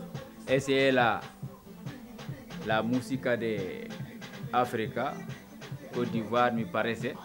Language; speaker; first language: Spanish; non-native, local second language; Wolof